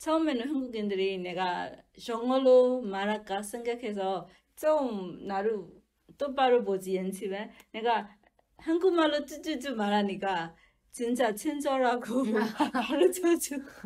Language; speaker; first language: Korean; non-native, learner; Burmese